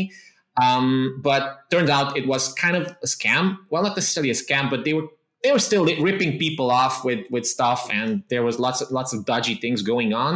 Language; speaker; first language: English; non-native, fluent; Romanian